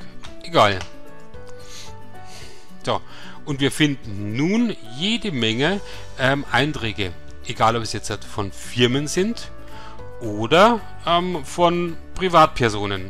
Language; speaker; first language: German; native; German